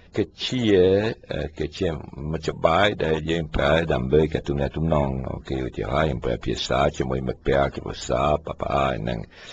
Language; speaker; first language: Khmer; non-native, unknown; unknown